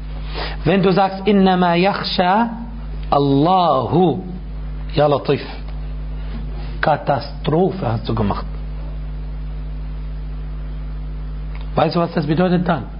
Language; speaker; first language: German; non-native, fluent; Arabic